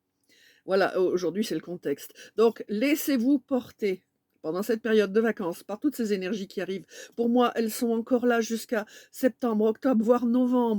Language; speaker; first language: French; native; French